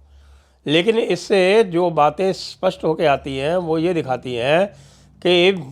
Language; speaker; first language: Hindi; native; Hindi